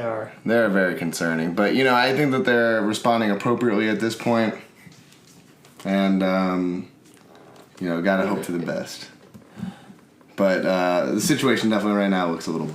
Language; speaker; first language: English; native; English